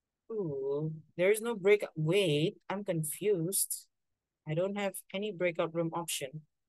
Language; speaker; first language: English; non-native, fluent; Indonesian